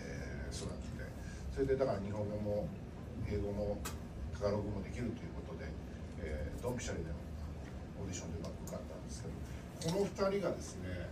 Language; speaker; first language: Japanese; native; Japanese